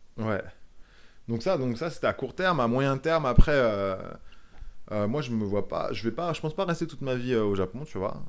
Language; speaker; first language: French; native; French